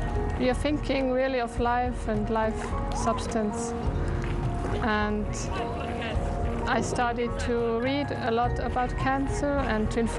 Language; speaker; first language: English; non-native, fluent; German